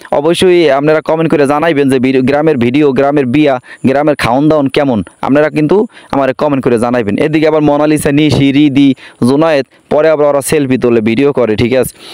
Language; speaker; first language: Bangla; native; Bangla